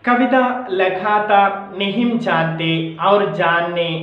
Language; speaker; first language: Hindi; non-native, local second language; Malayalam